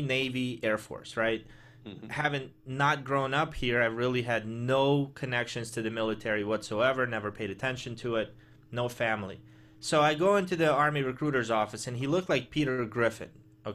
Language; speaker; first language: English; early bilingual, other home language; Russian